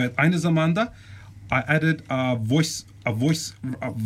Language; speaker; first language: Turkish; early bilingual, heritage; Turkish